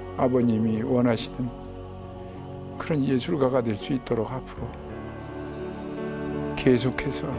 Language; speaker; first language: Korean; native; Korean